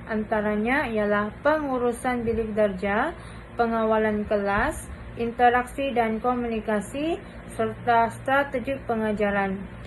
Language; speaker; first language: Malay; native; Malay